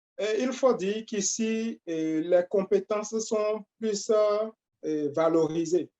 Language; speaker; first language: French; non-native, local second language; Fon